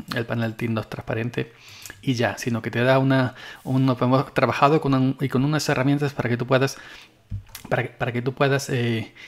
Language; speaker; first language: Spanish; native; Spanish